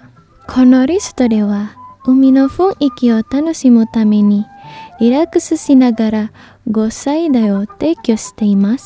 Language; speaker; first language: Japanese; non-native, fluent; Indonesian